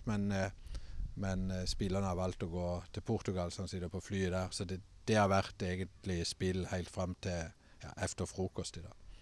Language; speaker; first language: Norwegian; native; Norwegian